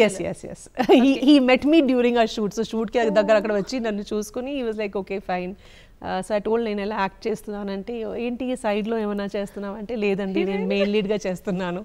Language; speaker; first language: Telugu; non-native, local second language; Malayalam